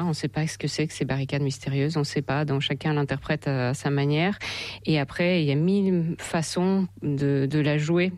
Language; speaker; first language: French; non-native, fluent; Russian